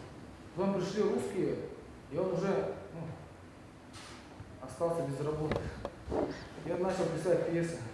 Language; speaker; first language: Russian; non-native, fluent; Estonian